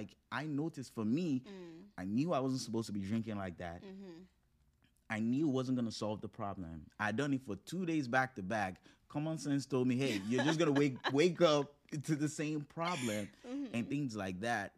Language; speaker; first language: English; non-native, local second language; Yoruba